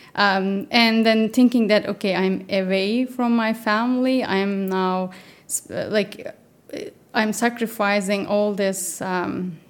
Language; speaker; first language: English; non-native, fluent; Turkish